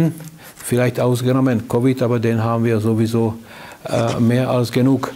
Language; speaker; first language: German; non-native, fluent; Czech